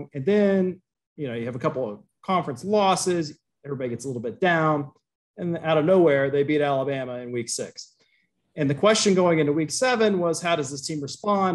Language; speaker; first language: English; native; English